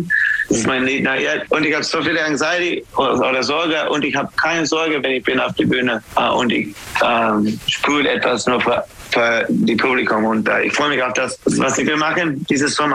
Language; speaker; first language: German; non-native, learner; English